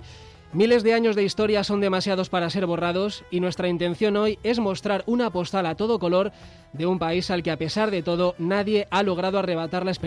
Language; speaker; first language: Spanish; native; Spanish